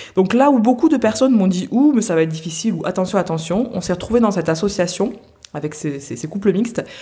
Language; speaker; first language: French; native; French